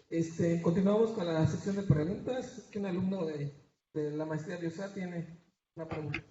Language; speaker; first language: Spanish; native; Spanish